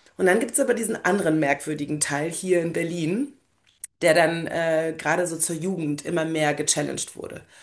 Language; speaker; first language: German; early bilingual, other home language; Polish